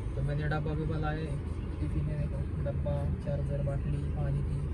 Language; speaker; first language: Hindi; non-native, local second language; Marathi